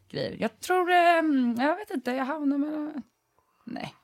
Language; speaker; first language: Swedish; native; Swedish